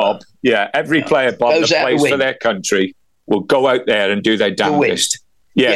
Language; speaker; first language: English; native; English